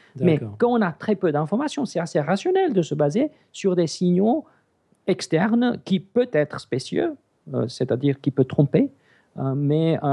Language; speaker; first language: French; non-native, fluent; Greek